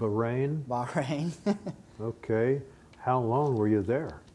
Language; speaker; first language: English; native; English